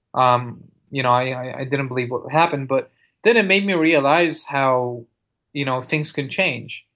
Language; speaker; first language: English; early bilingual, other home language; Arabic